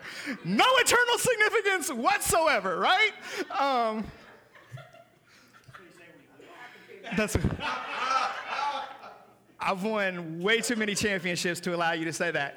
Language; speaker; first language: English; native; English